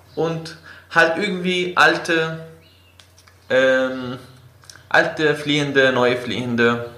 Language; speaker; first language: German; non-native, fluent; Kurdish